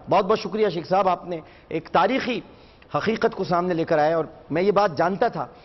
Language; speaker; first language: Urdu; native; Urdu